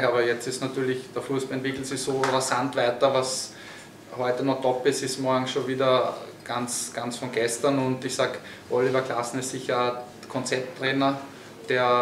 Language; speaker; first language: German; native; German